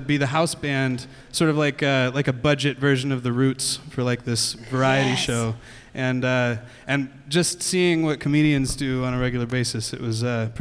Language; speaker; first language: English; native; English